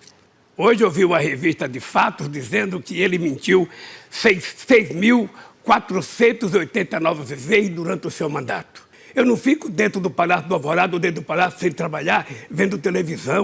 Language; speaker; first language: Portuguese; native; Portuguese